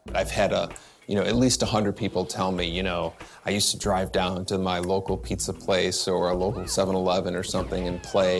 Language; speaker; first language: English; native; English